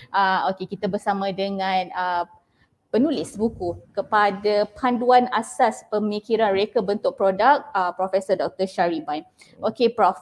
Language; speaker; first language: Malay; native; Malay